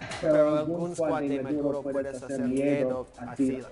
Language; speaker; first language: Spanish; non-native, learner; English